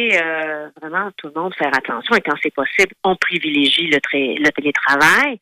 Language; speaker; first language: French; native; French